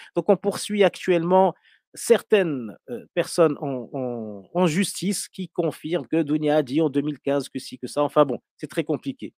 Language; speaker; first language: French; non-native, local second language; Arabic